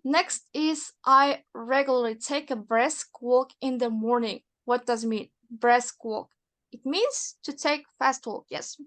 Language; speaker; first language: English; non-native, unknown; Kazakh